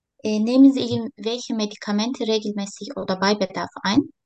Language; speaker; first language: German; non-native, learner; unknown